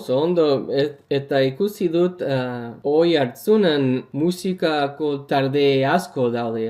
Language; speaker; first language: Basque; non-native, learner; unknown